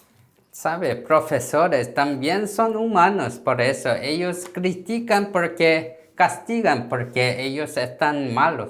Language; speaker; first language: Spanish; non-native, learner; Korean